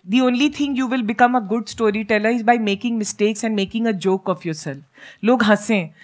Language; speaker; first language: Hindi; native; Hindi